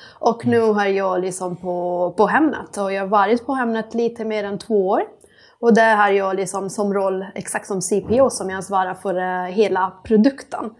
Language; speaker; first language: Swedish; non-native, fluent; Italian